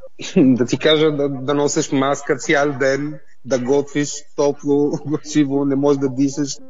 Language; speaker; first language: Bulgarian; non-native, fluent; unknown